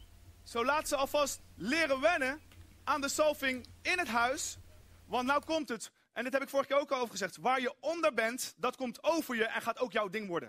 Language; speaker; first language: Dutch; native; Dutch